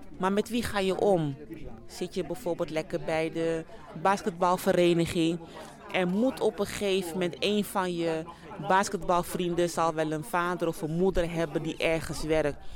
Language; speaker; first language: Dutch; early bilingual, other home language; Sranan Tongo